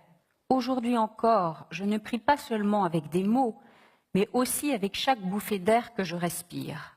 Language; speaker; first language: French; native; French